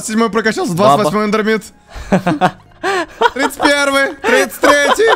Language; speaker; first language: Russian; native; Russian